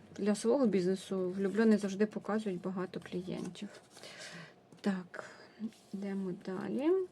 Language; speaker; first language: Ukrainian; non-native, local second language; Russian